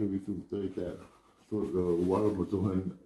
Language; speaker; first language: Finnish; non-native, learner; Thai